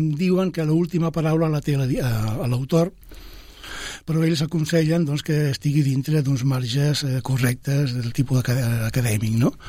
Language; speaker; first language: Catalan; non-native, local second language; Spanish